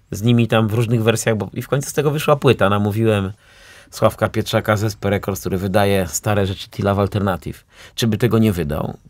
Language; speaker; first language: Polish; native; Polish